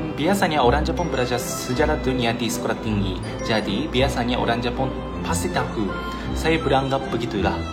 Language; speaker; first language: Malay; non-native, fluent; Japanese